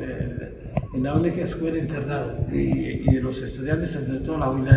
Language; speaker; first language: Spanish; non-native, local second language; Arabic